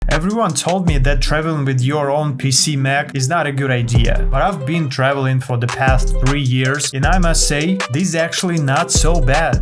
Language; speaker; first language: English; non-native, fluent; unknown